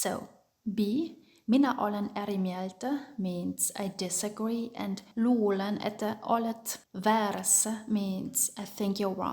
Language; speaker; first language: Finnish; non-native, fluent; German